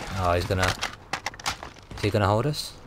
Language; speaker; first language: English; native; English